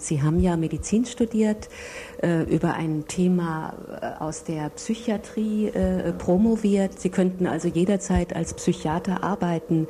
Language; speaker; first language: German; native; German